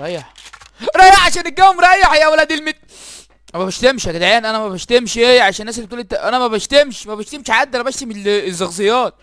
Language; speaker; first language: Arabic; native; Arabic